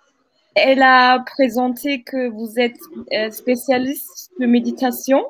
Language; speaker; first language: French; non-native, fluent; Turkish